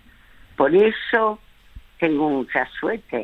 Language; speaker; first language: Spanish; early bilingual, other home language; French